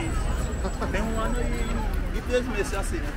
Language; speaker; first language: Portuguese; non-native, learner; Haitian Creole